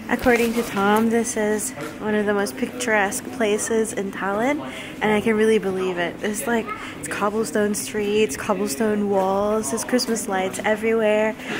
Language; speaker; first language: English; native; English